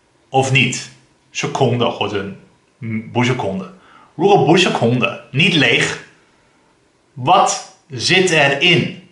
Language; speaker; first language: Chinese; non-native, fluent; Dutch